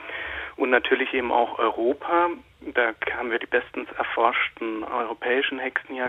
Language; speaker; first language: German; native; German